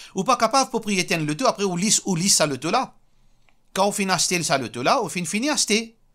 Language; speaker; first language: French; non-native, local second language; Morisyen